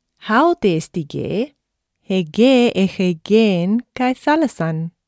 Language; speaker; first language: Greek; non-native, fluent; English